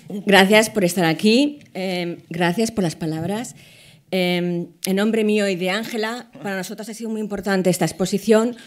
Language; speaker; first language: Spanish; native; Spanish